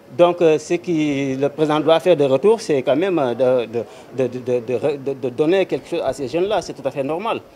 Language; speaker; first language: French; non-native, local second language; Wolof